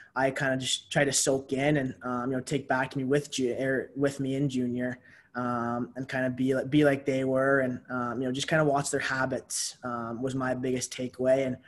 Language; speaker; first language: English; native; English